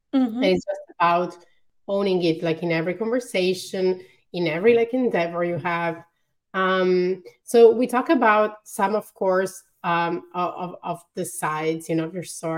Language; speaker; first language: English; non-native, fluent; Italian